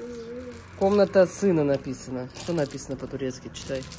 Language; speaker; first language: Russian; native; Russian